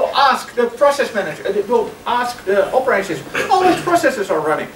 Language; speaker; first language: English; non-native, fluent; Dutch